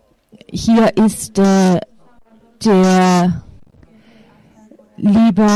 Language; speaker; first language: German; non-native, fluent; Finnish